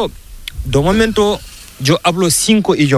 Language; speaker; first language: Spanish; non-native, learner; Fula